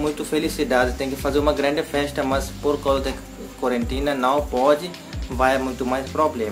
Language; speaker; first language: Portuguese; non-native, learner; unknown